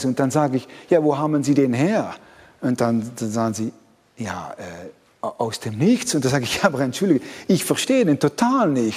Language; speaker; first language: German; non-native, fluent; Dutch